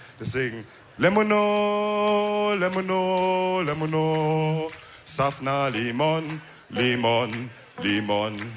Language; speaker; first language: German; early bilingual, other home language; Wolof